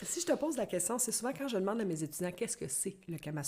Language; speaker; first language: French; native; French